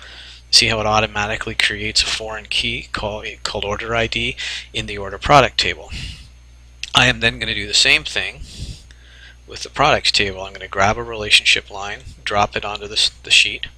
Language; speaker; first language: English; native; English